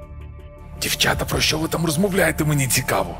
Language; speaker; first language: Ukrainian; native; Ukrainian